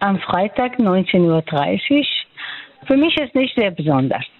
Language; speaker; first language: German; non-native, fluent; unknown